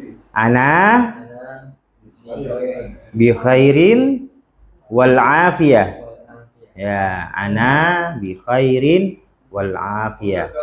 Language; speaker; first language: Arabic; non-native, fluent; Indonesian